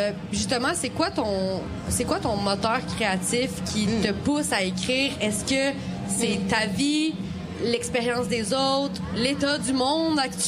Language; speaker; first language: French; native; French